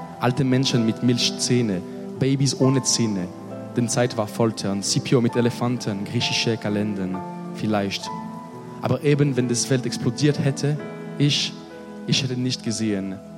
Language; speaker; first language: German; non-native, learner; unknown